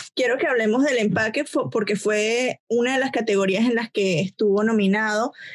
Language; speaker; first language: Spanish; native; Spanish